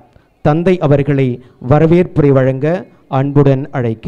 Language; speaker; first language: Tamil; native; Tamil